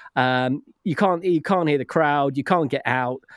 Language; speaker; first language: English; native; English